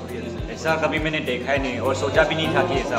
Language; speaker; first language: Hindi; non-native, local second language; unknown